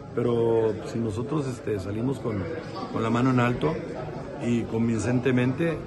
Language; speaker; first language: Spanish; native; Spanish